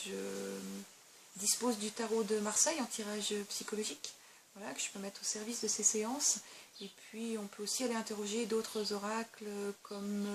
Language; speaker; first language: French; native; French